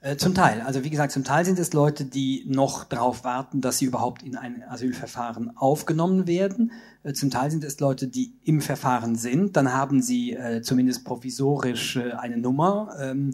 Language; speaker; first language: German; non-native, local second language; Luxembourgish